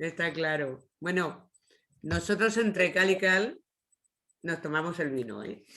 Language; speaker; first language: Spanish; native; Spanish